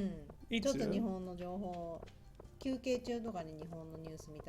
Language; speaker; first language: Japanese; native; Japanese